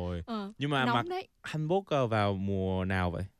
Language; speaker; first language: Vietnamese; non-native, fluent; Korean